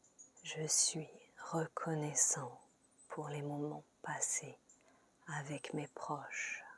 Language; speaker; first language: French; native; French